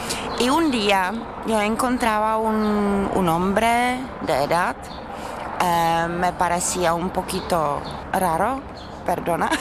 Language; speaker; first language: Spanish; non-native, learner; Czech